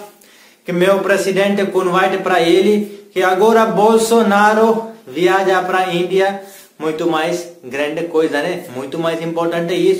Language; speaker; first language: Portuguese; non-native, learner; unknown